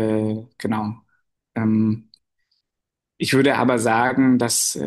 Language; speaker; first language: German; non-native, fluent; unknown